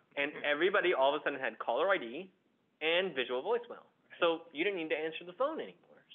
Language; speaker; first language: English; early bilingual, other home language; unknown